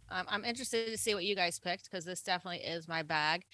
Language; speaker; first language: English; native; English